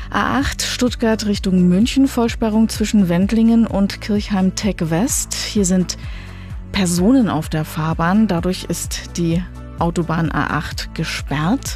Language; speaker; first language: German; native; German